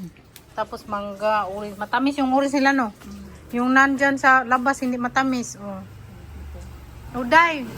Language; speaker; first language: Filipino; non-native, local second language; Cebuano